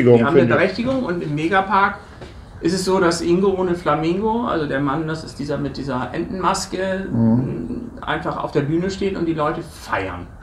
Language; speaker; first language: German; native; German